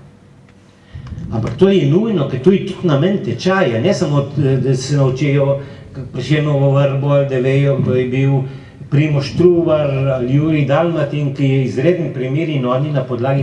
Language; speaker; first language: Slovenian; early bilingual, heritage; Slovenian